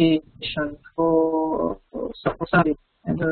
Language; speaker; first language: English; non-native, fluent; Russian